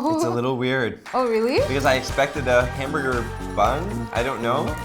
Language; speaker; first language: English; native; English